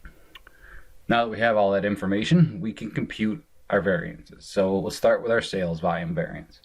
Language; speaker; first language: English; native; English